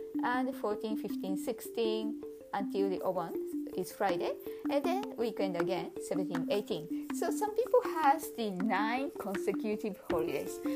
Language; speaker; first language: English; non-native, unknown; Japanese